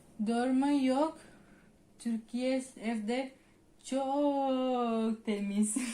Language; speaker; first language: Turkish; non-native, learner; Indonesian